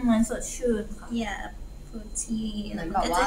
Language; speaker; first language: Chinese; non-native, learner; Thai